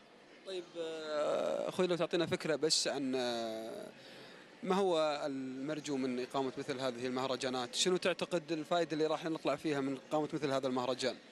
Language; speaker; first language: Arabic; native; Arabic